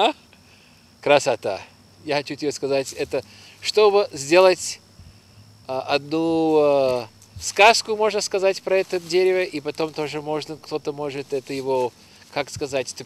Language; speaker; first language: Russian; early bilingual, heritage; Russian